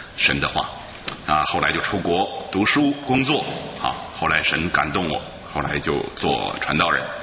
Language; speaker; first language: Chinese; native; Chinese